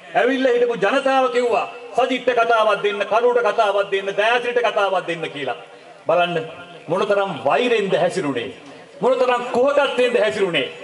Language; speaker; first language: Sinhala; non-native, local second language; Tamil